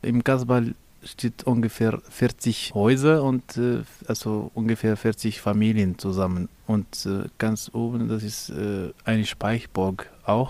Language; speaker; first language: German; non-native, learner; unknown